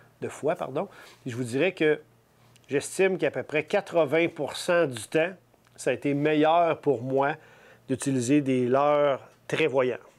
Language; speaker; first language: French; native; French